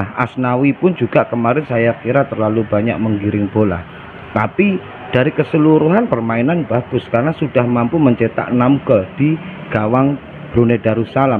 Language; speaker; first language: Indonesian; native; Indonesian